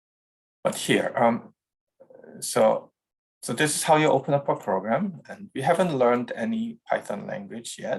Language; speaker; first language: English; non-native, fluent; Korean